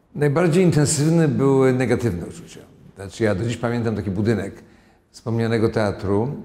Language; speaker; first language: Polish; native; Polish